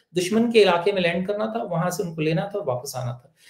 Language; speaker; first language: Hindi; native; Hindi